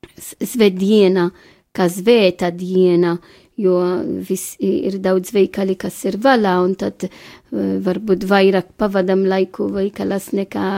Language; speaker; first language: Latvian; non-native, fluent; Maltese